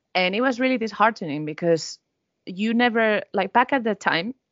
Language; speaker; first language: English; non-native, fluent; Spanish